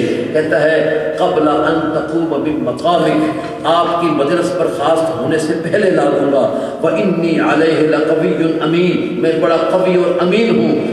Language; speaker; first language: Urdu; native; Urdu